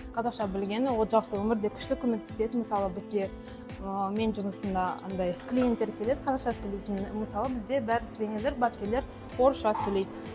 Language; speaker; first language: Kazakh; non-native, local second language; Russian